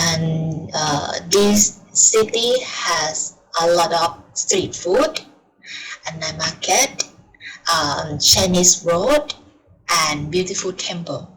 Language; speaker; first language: English; non-native, learner; Thai